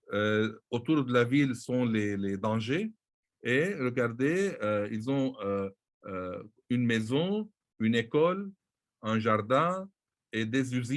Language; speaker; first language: French; non-native, local second language; Arabic